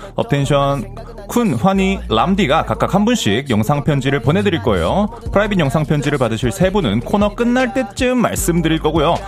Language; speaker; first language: Korean; native; Korean